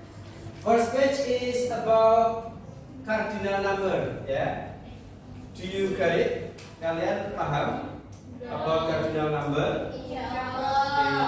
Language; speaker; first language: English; non-native, learner; Indonesian